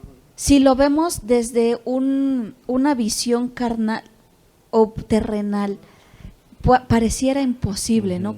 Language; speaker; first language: Spanish; native; Spanish